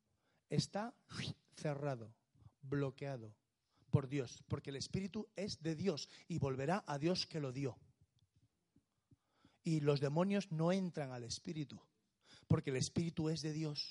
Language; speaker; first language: Spanish; native; Spanish